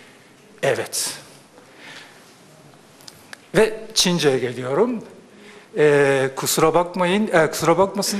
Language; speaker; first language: Turkish; non-native, fluent; Japanese